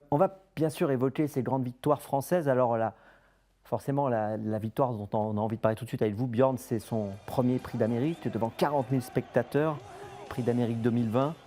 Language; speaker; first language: French; native; French